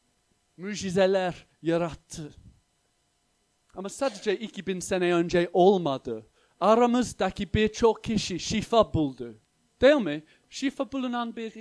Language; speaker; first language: Turkish; non-native, fluent; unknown